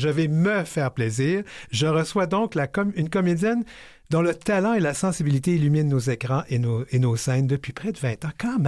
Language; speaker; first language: French; native; French